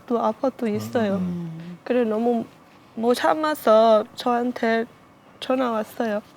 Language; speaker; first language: Korean; non-native, learner; Thai